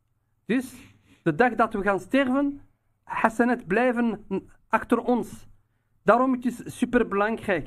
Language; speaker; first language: Dutch; non-native, local second language; Riffian